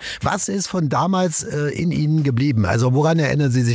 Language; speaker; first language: German; native; German